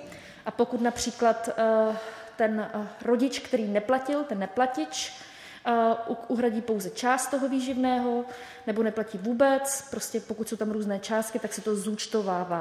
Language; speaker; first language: Czech; native; Czech